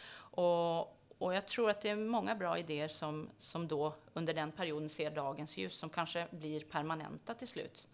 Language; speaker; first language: Swedish; native; Swedish